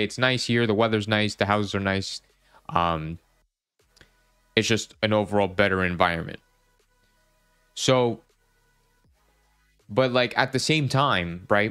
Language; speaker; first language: English; native; English